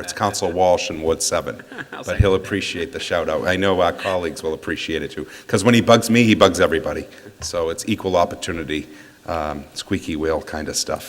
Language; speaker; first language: English; native; English